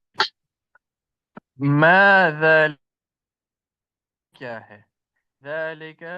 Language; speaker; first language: Hindi; non-native, learner; Urdu